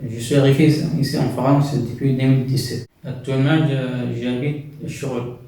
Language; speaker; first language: French; non-native, fluent; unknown